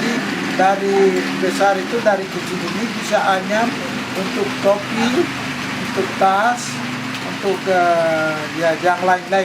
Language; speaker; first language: Indonesian; non-native, local second language; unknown